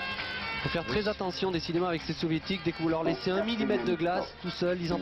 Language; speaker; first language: French; native; French